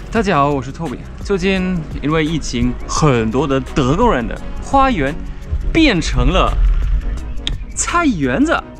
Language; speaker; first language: Chinese; non-native, fluent; German